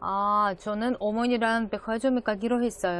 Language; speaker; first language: Korean; non-native, fluent; Russian